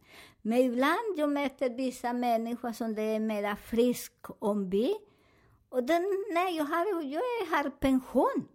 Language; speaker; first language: Swedish; non-native, learner; Spanish